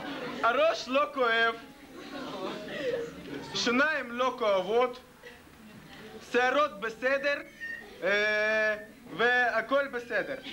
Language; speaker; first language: Hebrew; non-native, learner; Russian